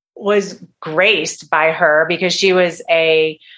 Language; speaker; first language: English; native; English